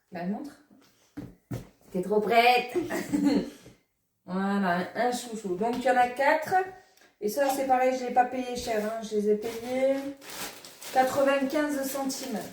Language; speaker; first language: French; native; French